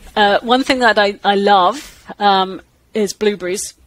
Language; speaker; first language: English; native; English